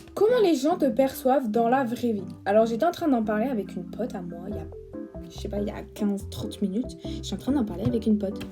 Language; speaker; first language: French; native; French